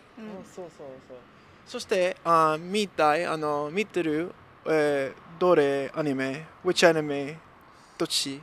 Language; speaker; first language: Japanese; non-native, learner; English